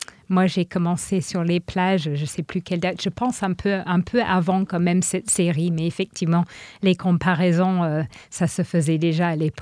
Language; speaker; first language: French; non-native, fluent; English